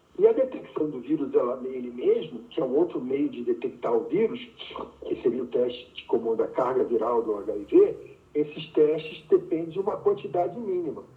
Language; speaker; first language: Portuguese; native; Portuguese